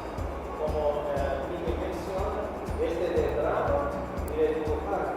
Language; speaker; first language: Spanish; non-native, fluent; English